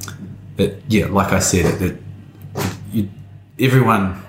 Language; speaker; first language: English; native; English